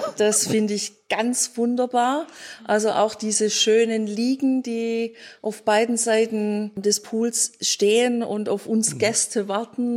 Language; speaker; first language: German; native; German